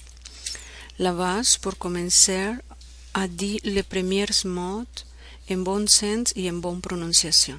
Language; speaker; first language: French; non-native, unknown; Spanish